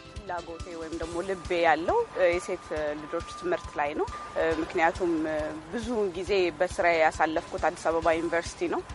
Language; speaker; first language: Amharic; native; Amharic